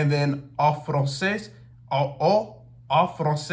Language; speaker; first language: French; non-native, learner; English